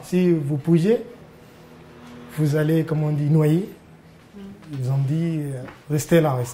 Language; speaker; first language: French; non-native, learner; Arabic